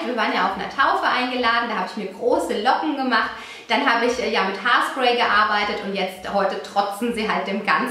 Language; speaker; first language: German; native; German